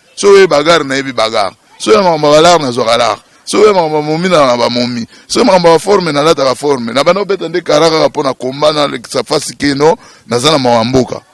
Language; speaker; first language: Lingala; non-native, local second language; Swahili